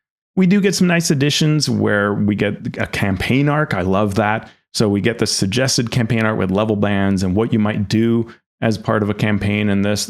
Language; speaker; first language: English; native; English